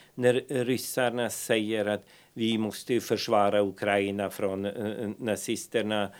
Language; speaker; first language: Swedish; non-native, fluent; Bosnian